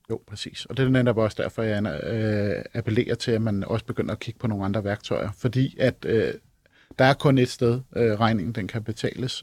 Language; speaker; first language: Danish; native; Danish